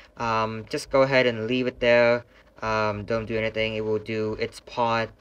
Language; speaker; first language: English; non-native, fluent; Vietnamese